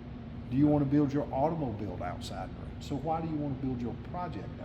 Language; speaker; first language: English; native; English